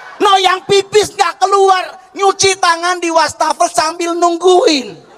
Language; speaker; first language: Indonesian; native; Indonesian